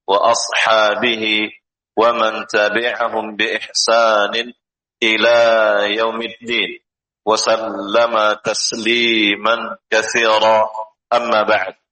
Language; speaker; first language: Arabic; non-native, fluent; Indonesian